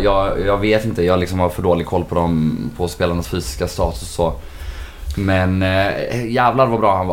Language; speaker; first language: Swedish; native; Swedish